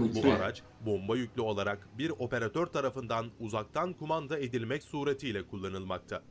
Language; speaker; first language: Turkish; native; Turkish